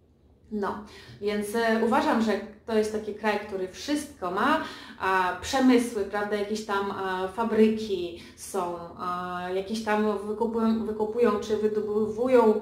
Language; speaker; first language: Polish; early bilingual, heritage; Polish